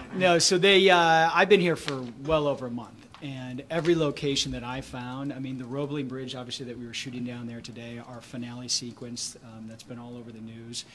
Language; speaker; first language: English; native; English